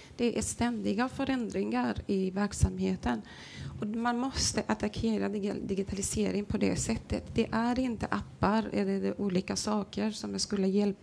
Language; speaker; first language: Swedish; non-native, fluent; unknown